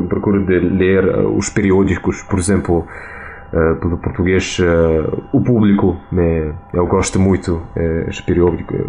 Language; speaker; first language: Portuguese; non-native, learner; Russian